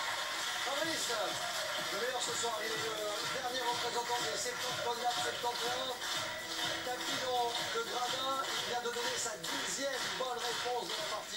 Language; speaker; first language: French; native; French